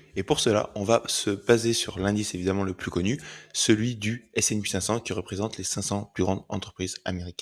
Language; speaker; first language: French; native; French